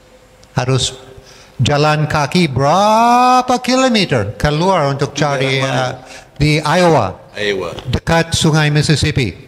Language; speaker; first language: Indonesian; non-native, fluent; English